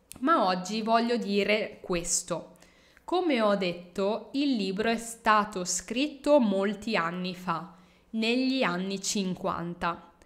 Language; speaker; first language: Italian; native; Italian